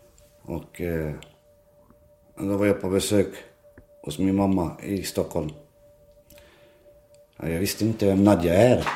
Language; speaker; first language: Swedish; early bilingual, other home language; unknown